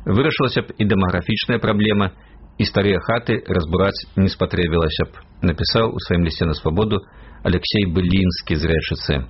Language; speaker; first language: Belarusian; native; Belarusian